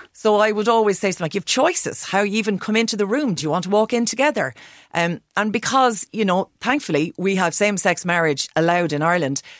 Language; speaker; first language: English; native; English